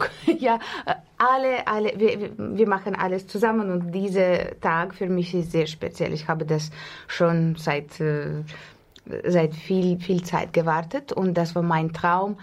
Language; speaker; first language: German; non-native, learner; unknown